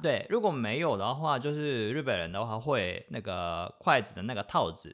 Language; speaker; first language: Chinese; non-native, fluent; Japanese